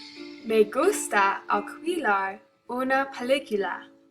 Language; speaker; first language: Spanish; non-native, learner; English